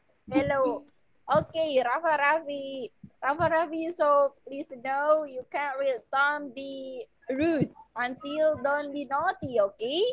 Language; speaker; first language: English; non-native, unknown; Indonesian